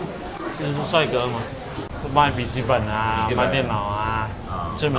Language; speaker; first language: Chinese; native; Chinese